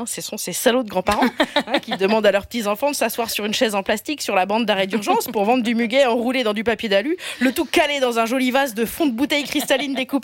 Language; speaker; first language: French; native; French